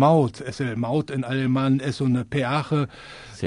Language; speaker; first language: Spanish; non-native, learner; German